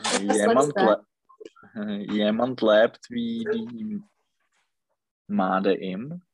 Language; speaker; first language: German; non-native, learner; Czech